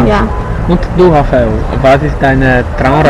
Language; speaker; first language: German; non-native, learner; Portuguese